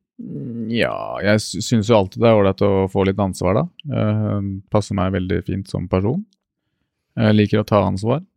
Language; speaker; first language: Norwegian; native; Norwegian